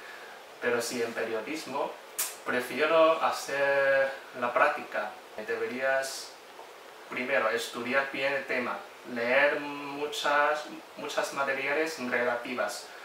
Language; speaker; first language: Spanish; non-native, fluent; Chinese